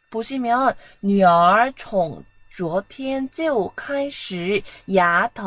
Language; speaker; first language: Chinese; non-native, fluent; Korean